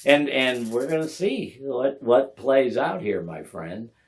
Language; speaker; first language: English; native; English